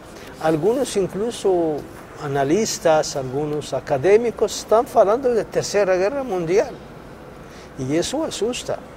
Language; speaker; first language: Spanish; non-native, local second language; Arabic